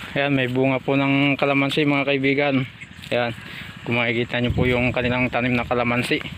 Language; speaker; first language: Filipino; non-native, local second language; Iloko